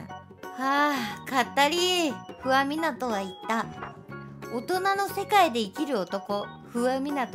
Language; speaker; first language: Japanese; native; Japanese